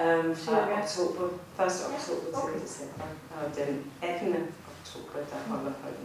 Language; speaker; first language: Danish; non-native, fluent; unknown